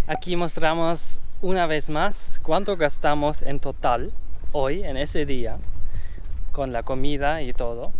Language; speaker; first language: Spanish; non-native, fluent; German